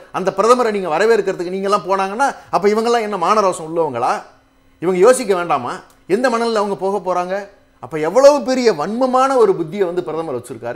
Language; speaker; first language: Tamil; native; Tamil